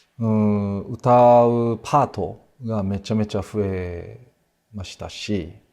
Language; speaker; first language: Japanese; non-native, fluent; Korean